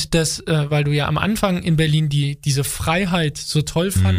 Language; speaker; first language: German; native; German